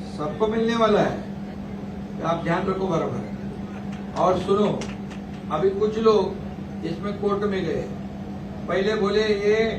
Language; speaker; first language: Hindi; non-native, local second language; Marathi